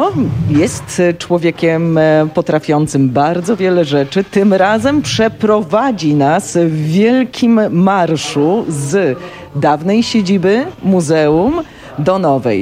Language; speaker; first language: Polish; native; Polish